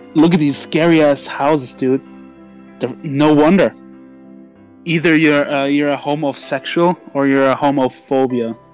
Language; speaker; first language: English; non-native, fluent; German